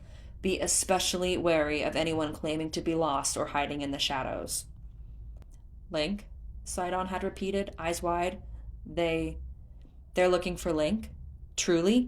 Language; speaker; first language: English; native; English